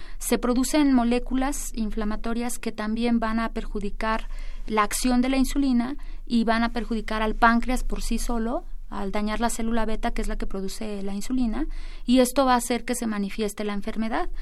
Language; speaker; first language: Spanish; native; Spanish